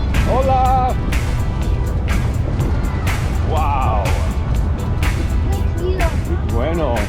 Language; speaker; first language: Spanish; non-native, learner; English